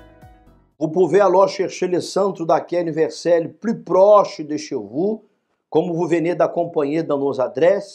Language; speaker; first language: French; non-native, fluent; Portuguese